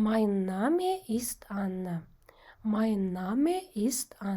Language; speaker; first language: German; non-native, fluent; Kazakh